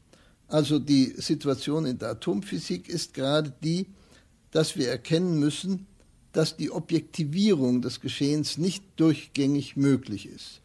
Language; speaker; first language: German; native; German